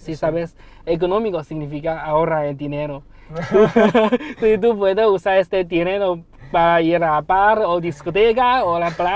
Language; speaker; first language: Spanish; non-native, learner; Chinese